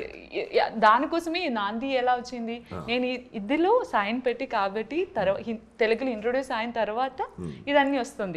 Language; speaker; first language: Telugu; non-native, learner; Malayalam